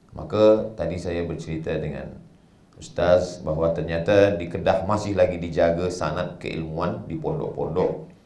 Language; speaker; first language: Malay; native; Malay